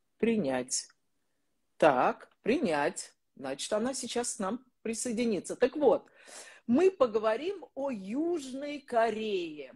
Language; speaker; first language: Russian; native; Russian